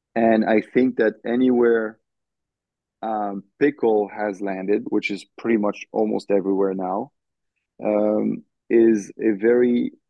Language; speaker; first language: English; non-native, fluent; French